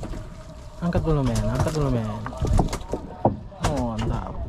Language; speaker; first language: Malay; non-native, local second language; Banjar